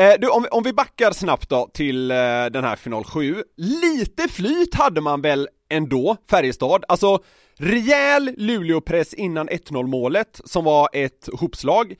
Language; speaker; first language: Swedish; native; Swedish